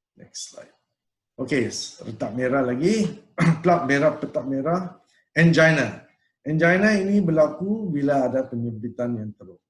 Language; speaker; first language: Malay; non-native, local second language; Tamil